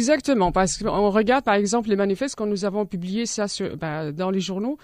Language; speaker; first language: French; non-native, local second language; Arabic